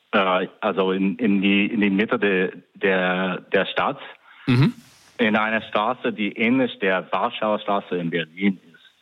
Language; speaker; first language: German; non-native, fluent; English